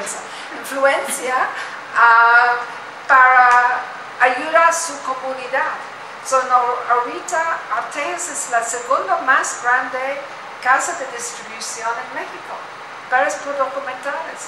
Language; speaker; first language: Spanish; non-native, learner; English